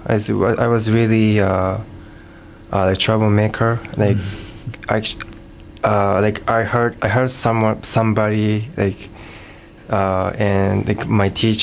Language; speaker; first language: English; non-native, learner; Japanese